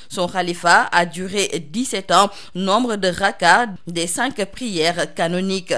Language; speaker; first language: French; non-native, local second language; Wolof